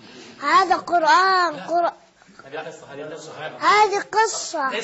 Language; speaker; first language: Arabic; native; Arabic